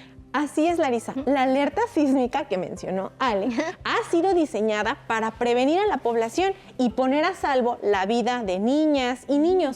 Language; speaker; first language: Spanish; native; Spanish